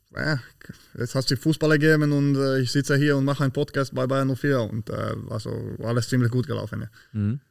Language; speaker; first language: German; non-native, fluent; Slovak